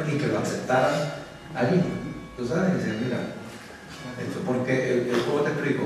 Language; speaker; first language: Spanish; native; Spanish